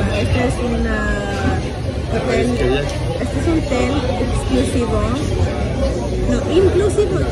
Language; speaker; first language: Spanish; early bilingual, heritage; Spanish